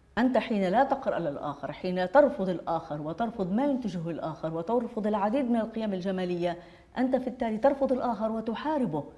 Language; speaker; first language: Arabic; native; Arabic